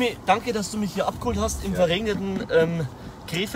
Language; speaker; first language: German; native; German